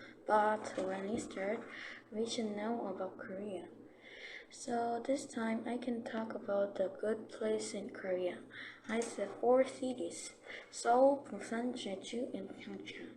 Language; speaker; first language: English; non-native, learner; Korean